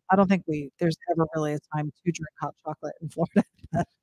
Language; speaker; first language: English; native; English